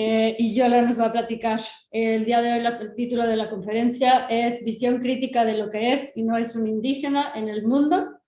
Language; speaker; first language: Spanish; native; Spanish